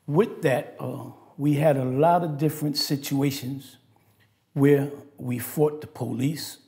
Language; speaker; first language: English; native; English